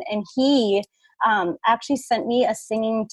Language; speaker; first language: English; native; English